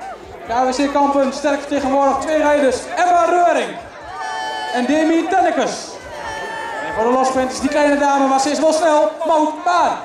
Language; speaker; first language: Dutch; native; Dutch